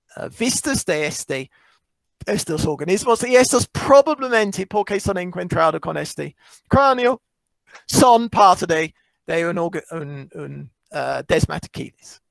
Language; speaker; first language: Spanish; non-native, fluent; English